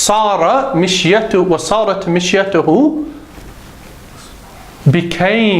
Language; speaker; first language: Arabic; non-native, fluent; English